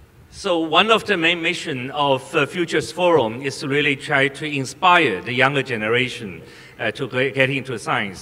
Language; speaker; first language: English; non-native, fluent; Chinese